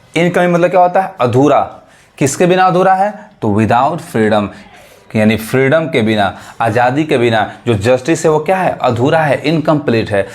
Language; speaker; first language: Hindi; native; Hindi